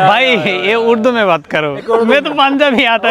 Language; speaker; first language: Hindi; non-native, learner; Bangla